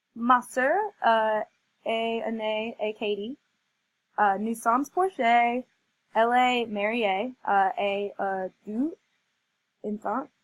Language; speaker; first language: French; non-native, learner; English